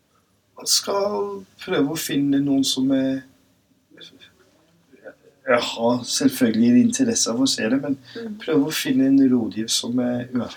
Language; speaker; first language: Norwegian; non-native, fluent; English